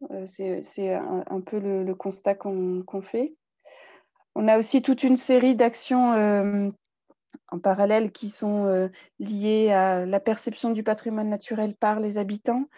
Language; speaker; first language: French; native; French